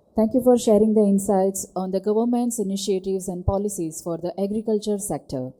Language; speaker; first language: English; non-native, local second language; Gujarati